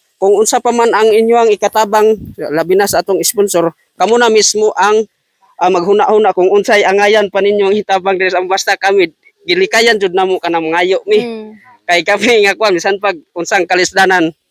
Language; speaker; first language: Cebuano; non-native, local second language; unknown